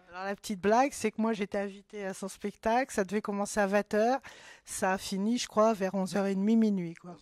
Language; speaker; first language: French; native; French